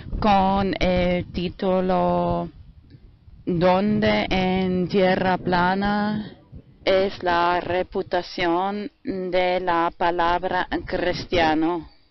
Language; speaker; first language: Spanish; non-native, fluent; German